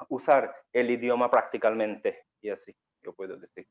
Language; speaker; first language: Spanish; non-native, learner; Bangla